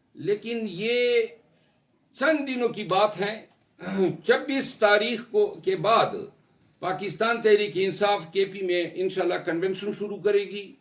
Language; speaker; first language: Urdu; non-native, local second language; Pashto